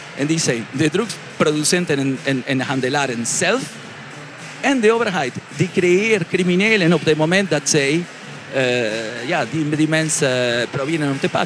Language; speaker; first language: Dutch; non-native, fluent; Spanish